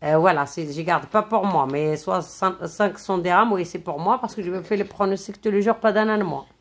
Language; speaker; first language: French; non-native, local second language; Arabic